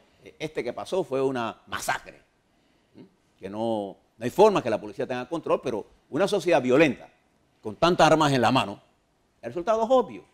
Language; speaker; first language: Spanish; native; Spanish